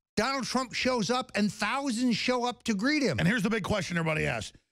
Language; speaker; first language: English; native; English